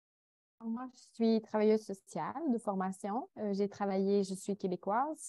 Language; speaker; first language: French; native; French